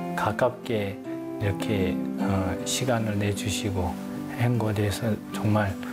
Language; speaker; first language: Korean; non-native, fluent; Hindi